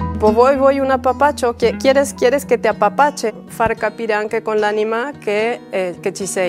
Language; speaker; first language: Italian; non-native, fluent; Spanish